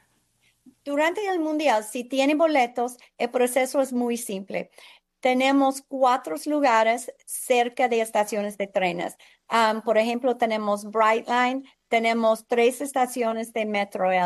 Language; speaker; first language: Spanish; non-native, fluent; English